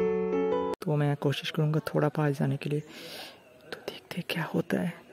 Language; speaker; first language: Hindi; non-native, local second language; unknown